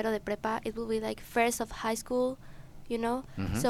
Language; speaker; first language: English; non-native, learner; Spanish